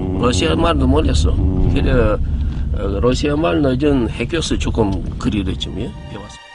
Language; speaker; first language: Korean; early bilingual, heritage; Korean